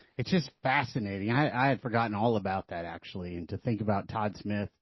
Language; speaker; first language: English; native; English